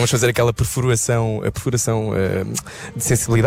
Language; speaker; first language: Portuguese; native; Portuguese